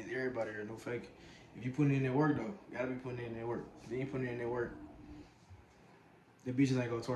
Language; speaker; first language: English; native; English